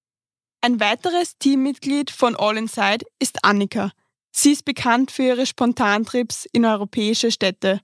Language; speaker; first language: German; native; German